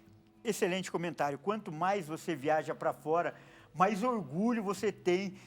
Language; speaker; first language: Portuguese; native; Portuguese